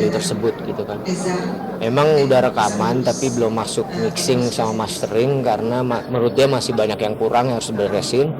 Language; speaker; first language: Indonesian; native; Indonesian